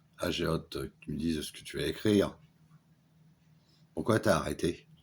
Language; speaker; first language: French; native; French